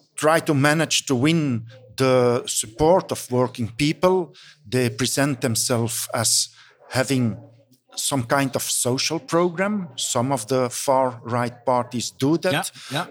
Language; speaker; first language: English; non-native, fluent; Dutch